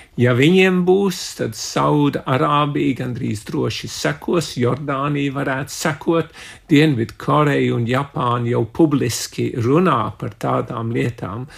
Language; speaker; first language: Latvian; early bilingual, heritage; Latvian